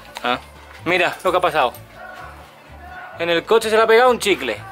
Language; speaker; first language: Spanish; native; Spanish